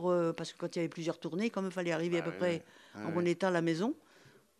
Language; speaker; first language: French; native; French